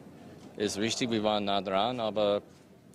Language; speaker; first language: German; non-native, fluent; English